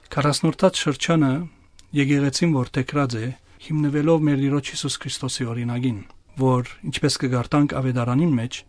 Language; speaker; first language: Armenian; native; Armenian